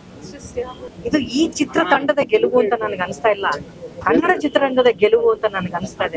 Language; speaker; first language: Kannada; native; Kannada